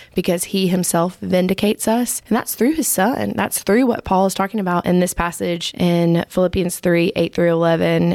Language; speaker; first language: English; native; English